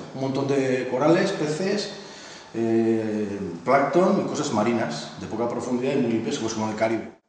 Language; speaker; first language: Spanish; native; Spanish